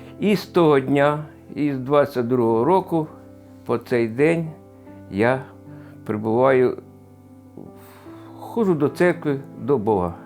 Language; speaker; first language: Ukrainian; native; Ukrainian